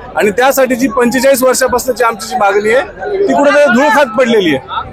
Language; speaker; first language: Marathi; non-native, local second language; Lambadi